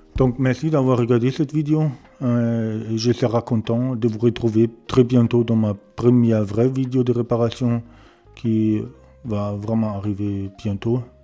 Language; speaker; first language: French; non-native, learner; German